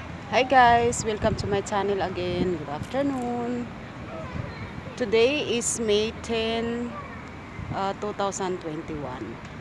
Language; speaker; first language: English; non-native, local second language; Filipino